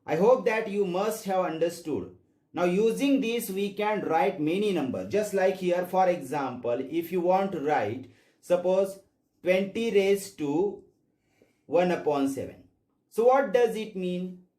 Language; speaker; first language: English; non-native, local second language; Marathi